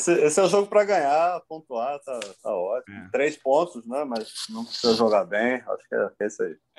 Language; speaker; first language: Portuguese; native; Portuguese